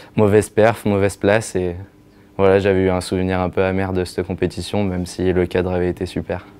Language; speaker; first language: French; native; French